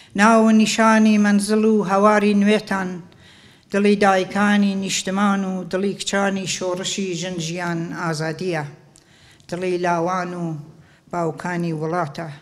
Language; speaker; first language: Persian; non-native, local second language; Central Kurdish